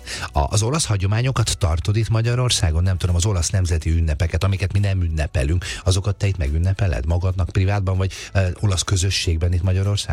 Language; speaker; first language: Hungarian; native; Hungarian